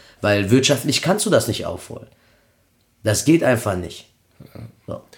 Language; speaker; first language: German; early bilingual, other home language; Spanish